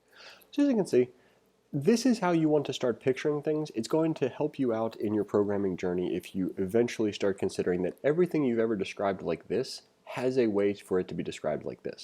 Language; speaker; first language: English; native; English